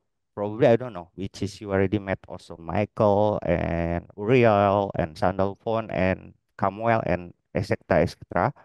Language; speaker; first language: English; non-native, learner; Indonesian